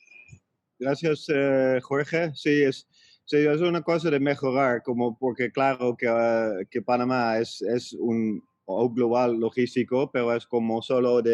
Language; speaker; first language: Spanish; non-native, fluent; Dutch